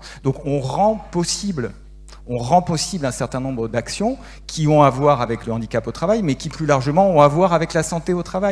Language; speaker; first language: French; native; French